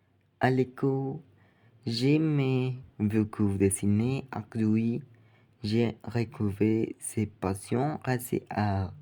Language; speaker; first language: French; non-native, learner; Spanish